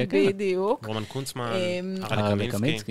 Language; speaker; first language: Hebrew; native; Hebrew